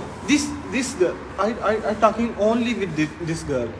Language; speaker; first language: English; non-native, learner; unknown